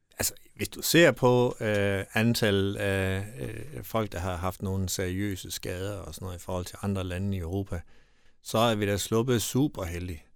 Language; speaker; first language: Danish; native; Danish